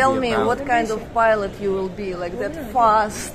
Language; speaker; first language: English; non-native, fluent; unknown